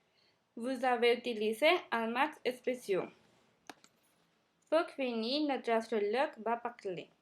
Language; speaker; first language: French; non-native, learner; Spanish